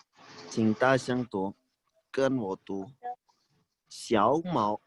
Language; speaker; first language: Chinese; non-native, fluent; Urdu